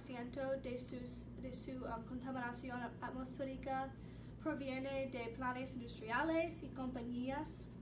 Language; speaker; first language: Spanish; non-native, learner; English